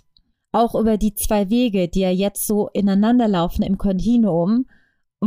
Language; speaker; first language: German; native; German